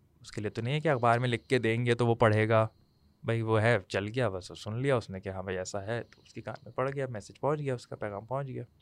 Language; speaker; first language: Urdu; native; Urdu